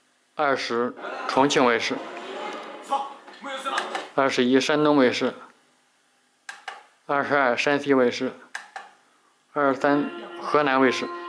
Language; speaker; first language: Chinese; native; Chinese